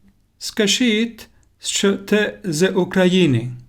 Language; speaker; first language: Ukrainian; non-native, learner; Finnish